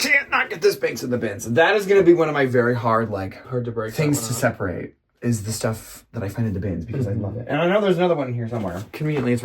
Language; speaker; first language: English; native; English